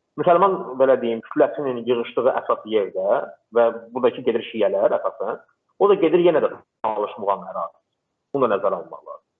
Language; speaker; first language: Azerbaijani; non-native, local second language; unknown